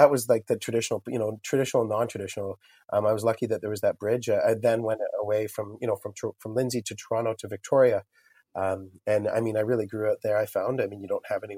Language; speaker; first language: English; native; English